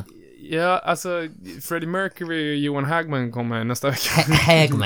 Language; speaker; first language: Swedish; native; Swedish